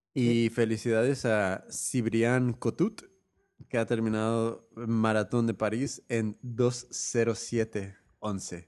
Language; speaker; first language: Spanish; native; Spanish